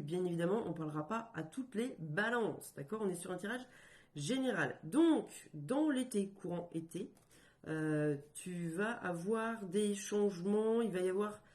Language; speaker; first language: French; native; French